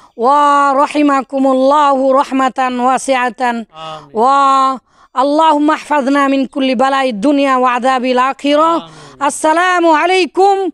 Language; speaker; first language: Arabic; non-native, fluent; Bangla